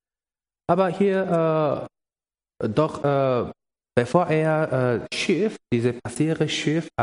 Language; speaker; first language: German; non-native, learner; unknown